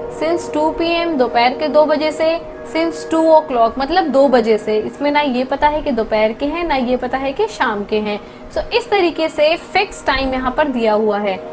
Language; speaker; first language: Hindi; native; Hindi